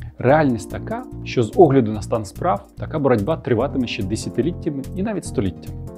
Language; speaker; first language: Ukrainian; native; Ukrainian